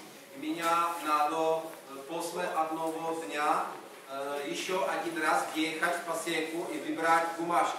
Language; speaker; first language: Russian; non-native, learner; Czech